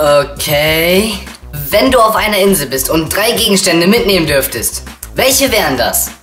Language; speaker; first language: German; native; German